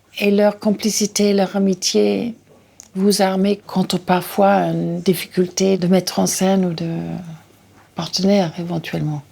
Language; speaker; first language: French; non-native, fluent; English